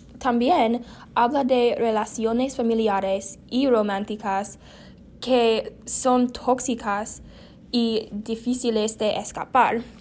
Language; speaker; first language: Spanish; non-native, learner; English